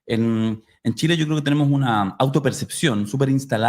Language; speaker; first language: Spanish; native; Spanish